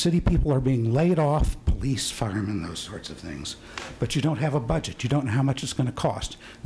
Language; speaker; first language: English; native; English